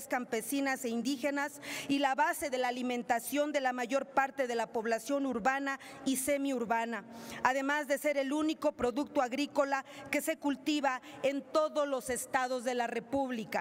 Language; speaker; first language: Spanish; native; Spanish